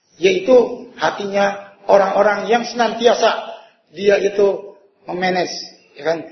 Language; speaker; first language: Indonesian; native; Indonesian